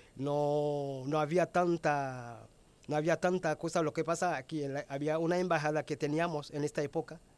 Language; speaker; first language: Spanish; non-native, fluent; Haitian Creole